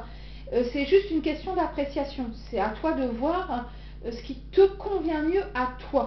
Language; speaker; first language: French; native; French